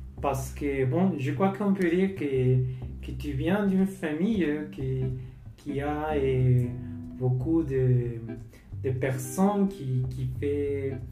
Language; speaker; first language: French; non-native, learner; Spanish